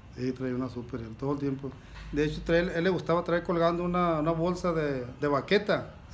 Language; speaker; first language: Spanish; native; Spanish